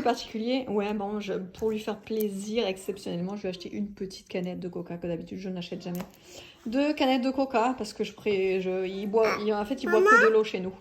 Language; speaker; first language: French; native; French